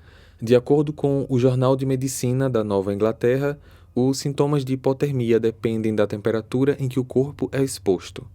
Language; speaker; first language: Portuguese; native; Portuguese